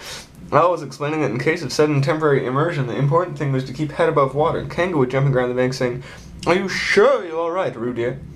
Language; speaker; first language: English; native; English